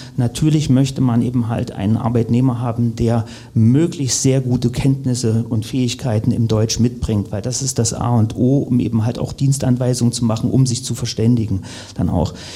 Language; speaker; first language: German; native; German